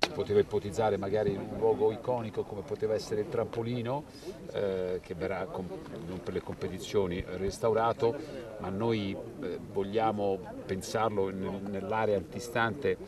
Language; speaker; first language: Italian; native; Italian